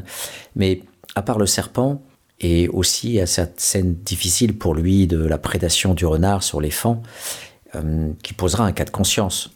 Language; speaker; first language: French; native; French